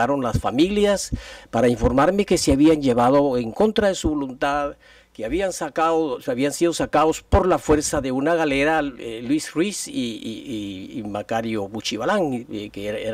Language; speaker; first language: Spanish; native; Spanish